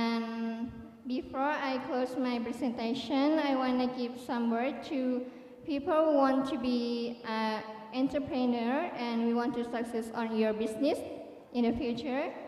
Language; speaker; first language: English; non-native, learner; Thai